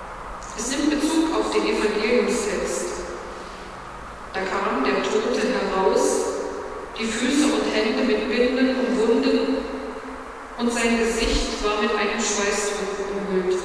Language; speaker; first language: German; native; German